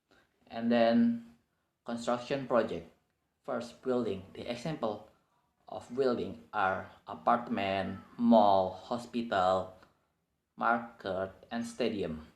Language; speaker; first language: English; non-native, learner; Indonesian